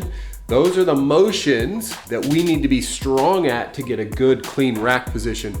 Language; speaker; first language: English; native; English